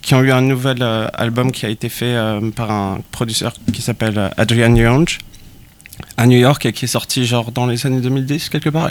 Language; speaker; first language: French; native; French